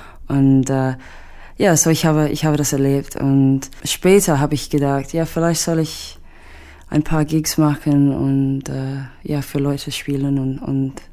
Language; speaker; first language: German; non-native, learner; English